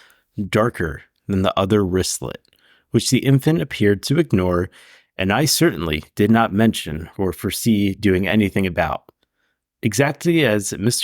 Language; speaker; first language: English; native; English